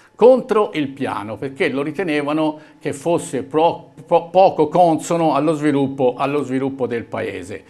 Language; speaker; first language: Italian; native; Italian